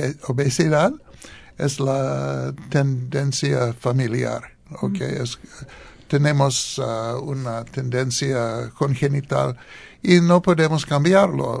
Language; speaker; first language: Spanish; non-native, learner; English